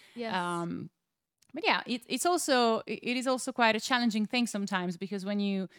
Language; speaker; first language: English; non-native, fluent; Italian